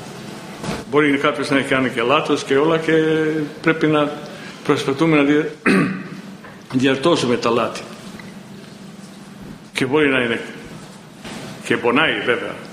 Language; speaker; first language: Greek; non-native, fluent; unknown